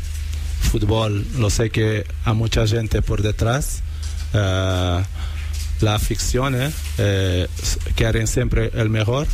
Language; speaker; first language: Spanish; non-native, learner; Portuguese